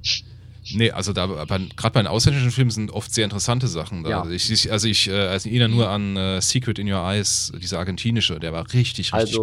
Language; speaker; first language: German; native; German